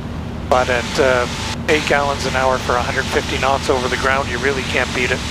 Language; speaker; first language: English; native; English